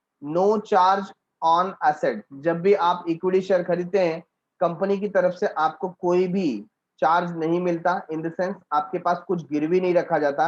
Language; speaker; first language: Hindi; native; Hindi